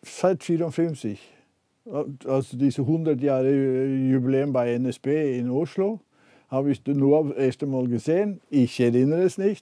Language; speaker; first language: German; non-native, fluent; Norwegian